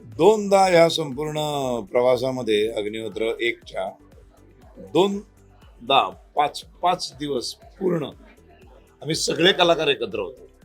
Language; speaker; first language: Marathi; native; Marathi